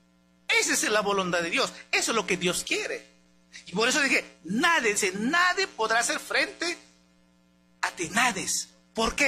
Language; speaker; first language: Spanish; native; Spanish